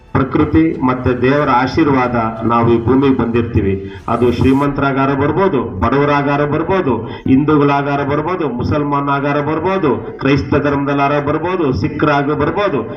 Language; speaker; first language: Kannada; native; Kannada